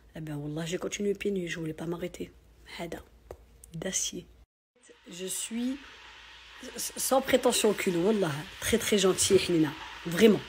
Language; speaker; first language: French; native; French